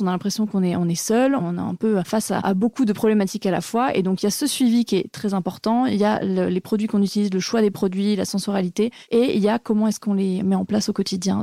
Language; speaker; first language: French; native; French